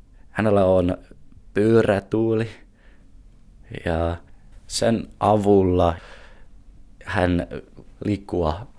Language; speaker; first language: Finnish; non-native, learner; English